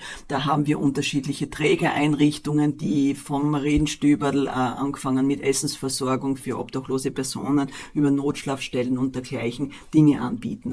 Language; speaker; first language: German; native; German